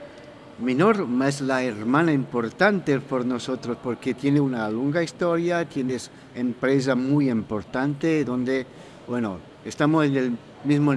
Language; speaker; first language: Spanish; non-native, fluent; Italian